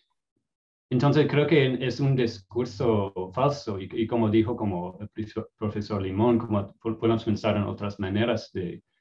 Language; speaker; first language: Spanish; non-native, fluent; English